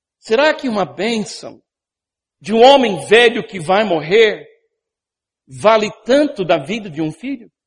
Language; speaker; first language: Portuguese; non-native, fluent; English